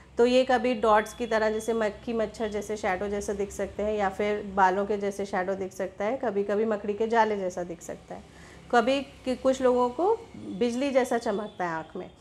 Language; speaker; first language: Hindi; native; Hindi